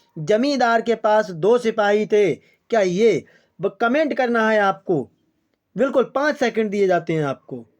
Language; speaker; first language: Hindi; native; Hindi